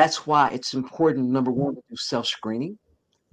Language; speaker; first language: English; native; English